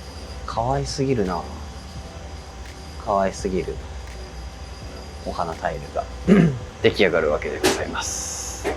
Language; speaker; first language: Japanese; native; Japanese